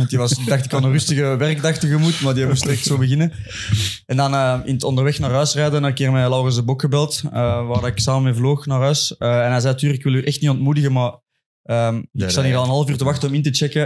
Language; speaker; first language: Dutch; native; Dutch